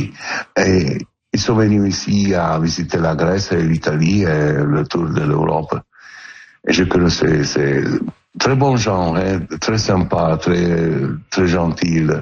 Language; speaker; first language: French; non-native, learner; Italian